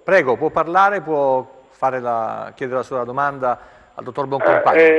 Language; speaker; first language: Italian; native; Italian